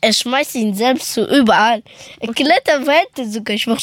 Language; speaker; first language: German; early bilingual, other home language; Persian